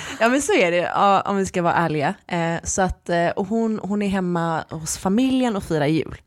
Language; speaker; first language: Swedish; early bilingual, other home language; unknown